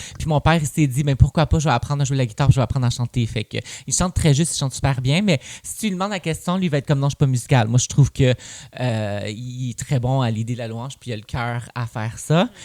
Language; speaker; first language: French; native; French